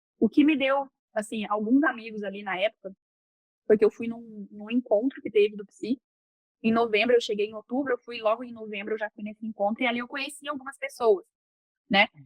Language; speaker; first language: Portuguese; native; Portuguese